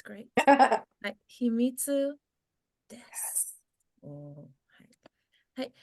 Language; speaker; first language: Japanese; non-native, fluent; English